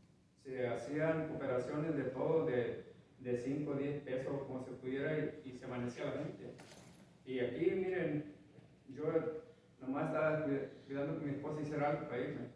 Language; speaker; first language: Spanish; native; Spanish